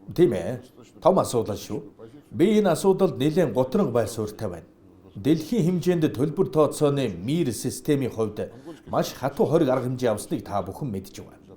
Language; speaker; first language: Mongolian; non-native, fluent; Russian